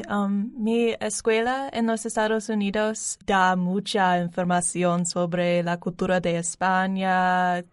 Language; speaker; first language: Spanish; non-native, learner; English